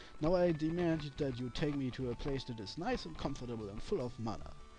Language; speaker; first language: English; non-native, fluent; German